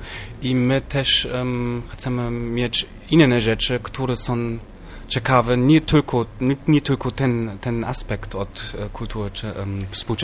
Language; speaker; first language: Polish; non-native, learner; German